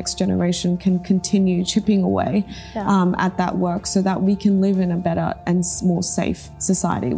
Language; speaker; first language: English; early bilingual, other home language; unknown